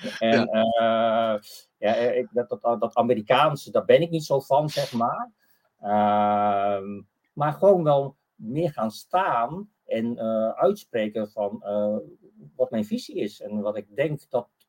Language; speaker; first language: Dutch; early bilingual, other home language; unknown